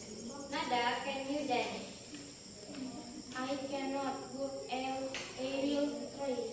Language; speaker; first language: English; non-native, learner; Indonesian